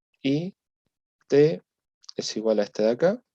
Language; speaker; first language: Spanish; native; Spanish